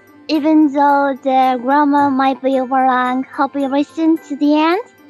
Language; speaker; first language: English; non-native, learner; Japanese